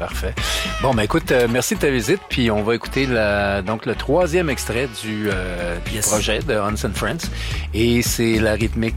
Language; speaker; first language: French; native; French